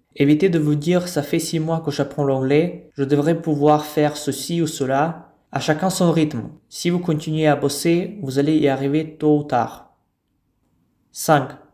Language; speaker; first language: French; non-native, fluent; Russian